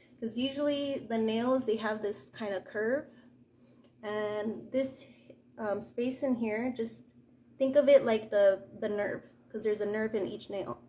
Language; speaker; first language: English; native; English